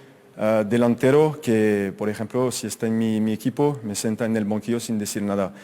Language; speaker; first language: Spanish; non-native, fluent; French